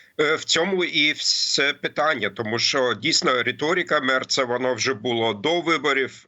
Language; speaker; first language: Ukrainian; non-native, fluent; German